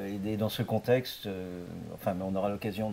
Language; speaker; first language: French; native; French